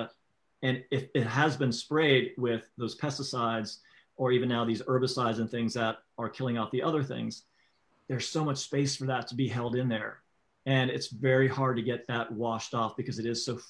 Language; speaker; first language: English; native; English